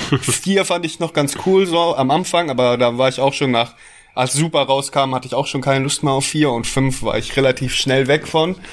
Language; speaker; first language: German; native; German